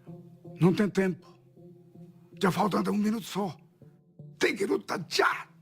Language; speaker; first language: Portuguese; non-native, learner; Japanese